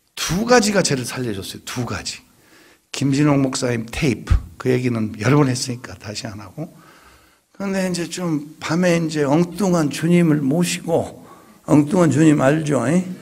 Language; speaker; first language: Korean; native; Korean